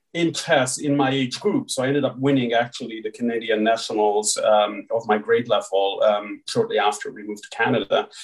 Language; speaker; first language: English; early bilingual, other home language; Hungarian